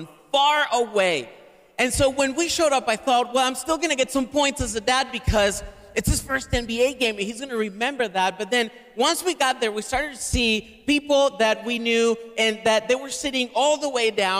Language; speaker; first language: English; non-native, fluent; Spanish